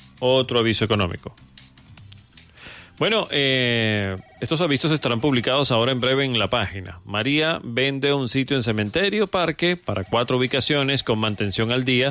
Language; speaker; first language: Spanish; native; Spanish